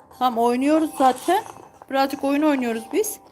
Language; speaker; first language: Turkish; native; Turkish